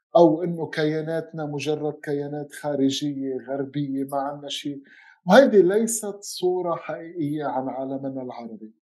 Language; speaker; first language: Arabic; native; Arabic